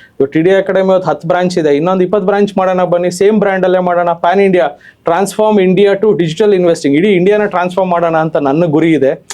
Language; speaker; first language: Kannada; native; Kannada